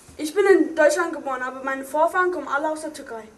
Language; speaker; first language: German; early bilingual, other home language; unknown